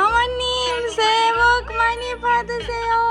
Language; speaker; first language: Korean; non-native, learner; Turkish